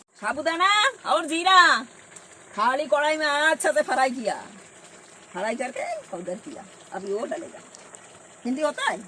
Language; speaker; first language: Hindi; non-native, local second language; Bangla